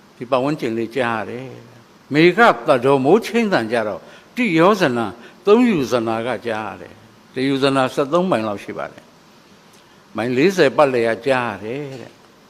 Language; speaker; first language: Burmese; native; Burmese